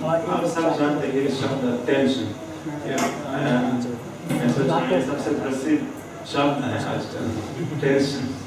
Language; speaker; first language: Hindi; non-native, fluent; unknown